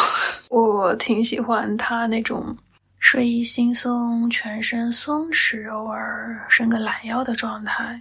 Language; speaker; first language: Chinese; native; Chinese